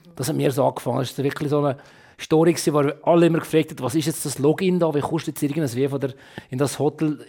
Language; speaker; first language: German; native; German